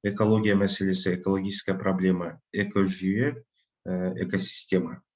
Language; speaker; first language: Russian; non-native, local second language; Kazakh